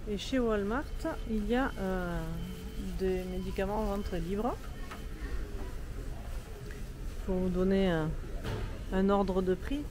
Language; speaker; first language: French; native; French